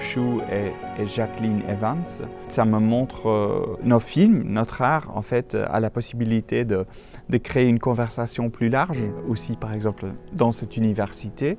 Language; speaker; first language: French; non-native, local second language; Dutch